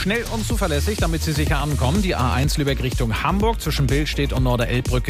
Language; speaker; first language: German; native; German